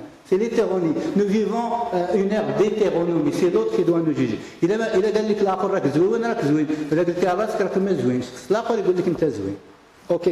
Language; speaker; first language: French; non-native, local second language; Arabic